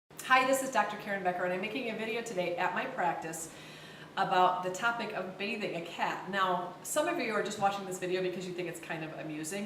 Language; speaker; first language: English; native; English